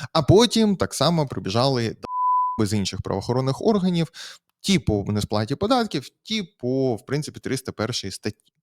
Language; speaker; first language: Ukrainian; native; Ukrainian